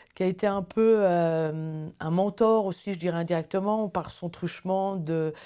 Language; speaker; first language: French; native; French